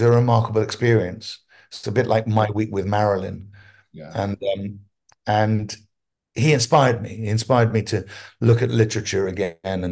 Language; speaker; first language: English; native; English